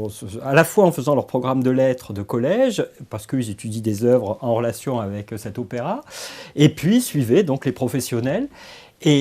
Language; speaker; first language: French; native; French